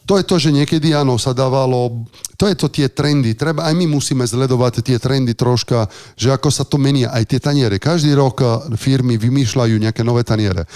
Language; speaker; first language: Slovak; non-native, fluent; Italian